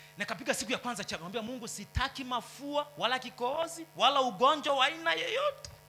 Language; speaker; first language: Swahili; native; Swahili